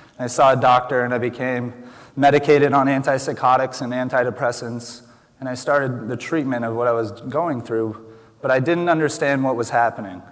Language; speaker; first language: English; native; English